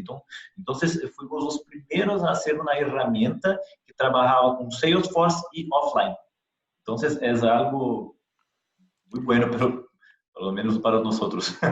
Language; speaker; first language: Spanish; non-native, fluent; Portuguese